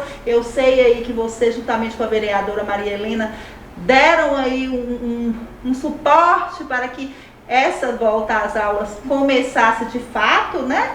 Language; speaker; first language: Portuguese; native; Portuguese